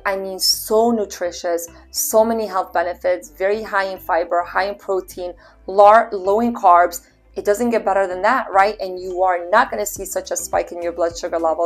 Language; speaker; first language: English; native; English